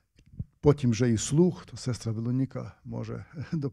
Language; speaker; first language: Ukrainian; native; Ukrainian